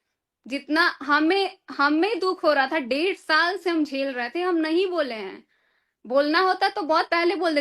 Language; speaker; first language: Hindi; native; Hindi